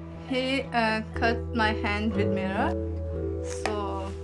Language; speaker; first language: English; non-native, learner; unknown